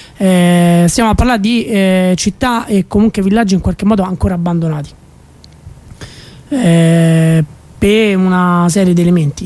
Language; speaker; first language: Italian; native; Italian